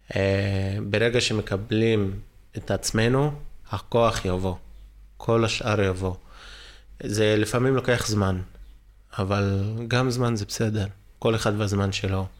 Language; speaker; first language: Hebrew; non-native, local second language; Arabic